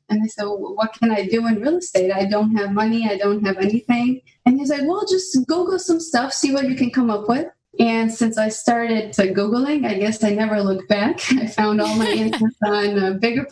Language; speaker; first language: English; non-native, fluent; Albanian